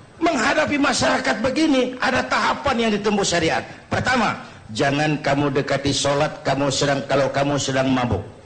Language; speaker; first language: Indonesian; native; Indonesian